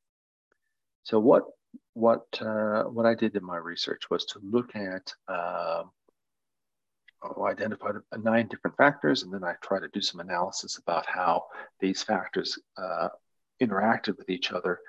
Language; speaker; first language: English; native; English